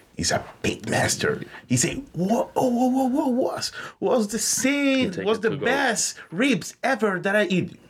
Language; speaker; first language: English; non-native, learner; Spanish